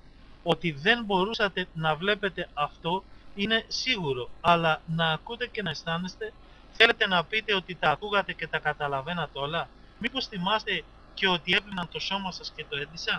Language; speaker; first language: Greek; native; Greek